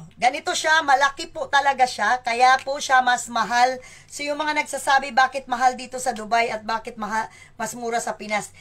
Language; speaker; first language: Filipino; native; Filipino